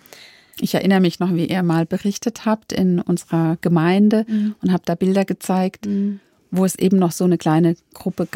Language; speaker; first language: German; native; German